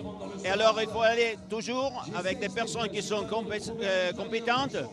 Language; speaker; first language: French; non-native, local second language; Italian